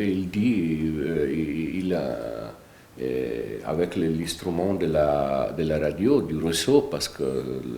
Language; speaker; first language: French; non-native, fluent; Italian